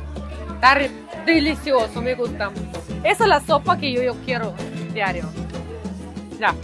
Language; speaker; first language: Spanish; non-native, fluent; Russian